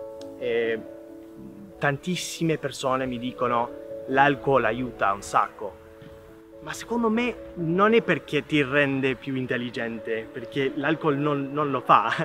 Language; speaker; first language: Italian; non-native, fluent; English